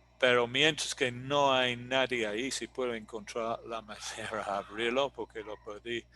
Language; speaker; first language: Spanish; non-native, fluent; English